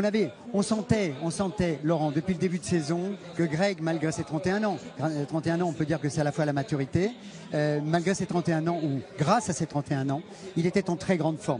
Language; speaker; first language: French; native; French